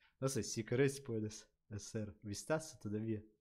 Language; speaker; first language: Spanish; non-native, learner; Russian